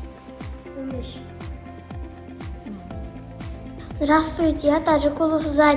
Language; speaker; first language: Russian; non-native, local second language; Kyrgyz